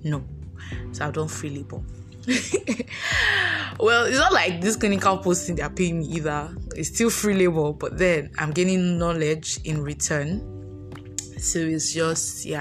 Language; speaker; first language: English; non-native, local second language; Yoruba